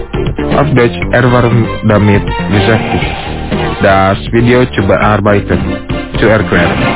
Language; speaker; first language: German; non-native, fluent; Indonesian